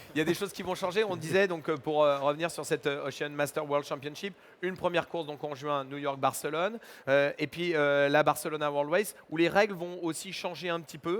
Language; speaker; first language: French; native; French